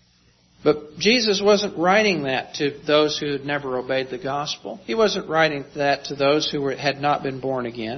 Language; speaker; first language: English; native; English